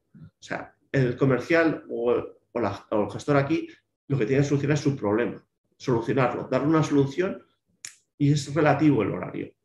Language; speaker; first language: Spanish; native; Spanish